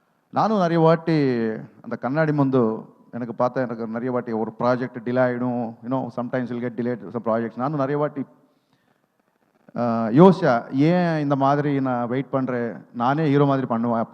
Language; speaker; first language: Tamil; non-native, learner; Telugu